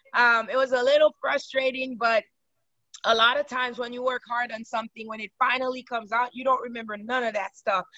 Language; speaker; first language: English; non-native, fluent; Haitian Creole